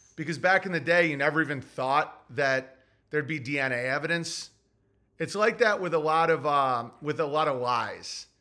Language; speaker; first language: English; native; English